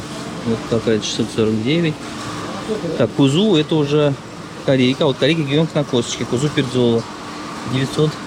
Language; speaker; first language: Russian; native; Russian